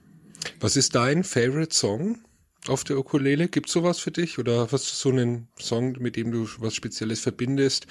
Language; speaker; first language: German; native; German